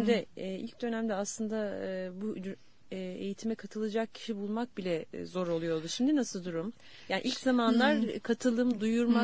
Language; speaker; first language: Turkish; native; Turkish